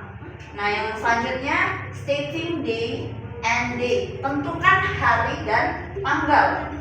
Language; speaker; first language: Indonesian; native; Indonesian